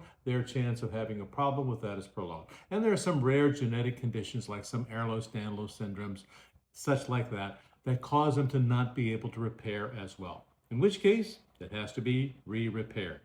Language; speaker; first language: English; native; English